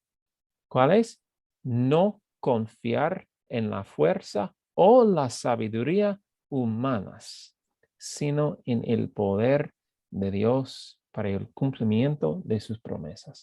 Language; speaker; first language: Spanish; non-native, fluent; English